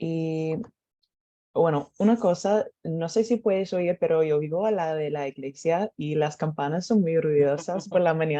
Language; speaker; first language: Spanish; non-native, learner; English